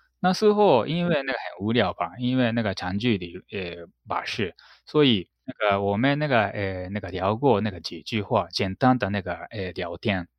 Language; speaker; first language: Chinese; non-native, fluent; Japanese